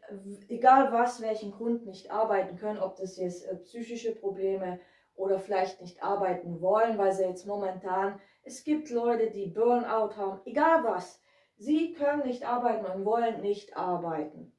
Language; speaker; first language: German; non-native, fluent; Hungarian